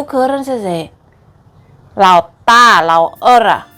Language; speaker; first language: Chinese; non-native, learner; Javanese